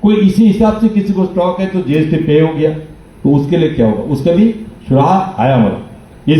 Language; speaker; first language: Hindi; non-native, local second language; Bangla